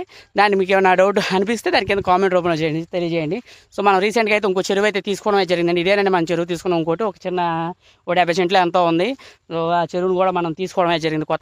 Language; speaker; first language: Telugu; native; Telugu